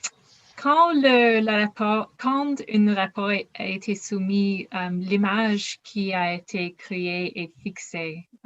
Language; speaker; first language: French; non-native, learner; English